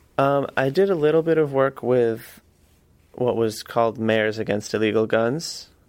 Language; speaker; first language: English; native; English